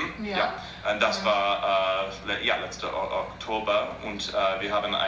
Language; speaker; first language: German; non-native, fluent; English